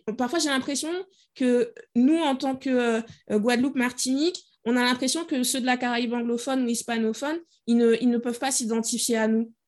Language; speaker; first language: French; native; French